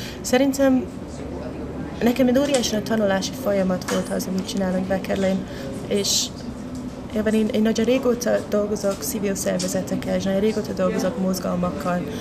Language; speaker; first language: Hungarian; non-native, fluent; English